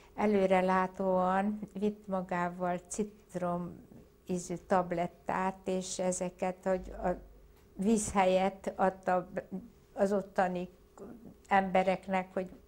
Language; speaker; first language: Hungarian; native; Hungarian